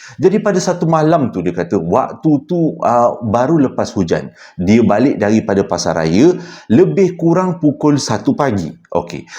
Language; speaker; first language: Malay; native; Malay